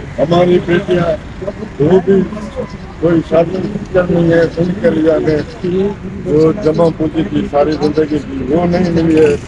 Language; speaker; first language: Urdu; non-native, local second language; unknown